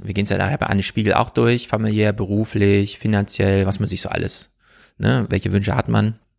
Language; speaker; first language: German; native; German